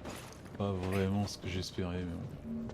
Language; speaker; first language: French; native; French